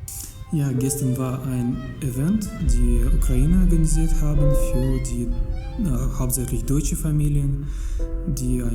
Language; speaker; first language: German; non-native, fluent; Russian